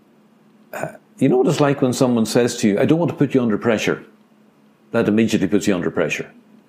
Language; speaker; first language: English; native; English